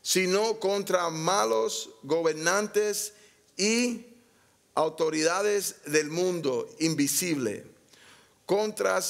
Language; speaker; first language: Spanish; non-native, learner; English